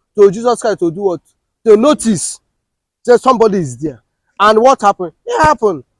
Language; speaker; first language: Nigerian Pidgin; non-native, local second language; Igbo